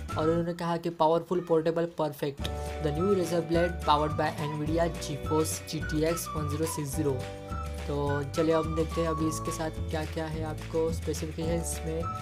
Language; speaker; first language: Hindi; non-native, local second language; Marathi